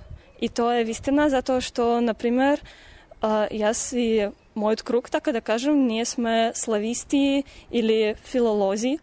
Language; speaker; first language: Macedonian; non-native, fluent; Russian